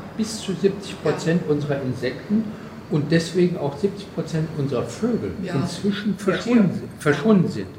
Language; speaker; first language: German; native; German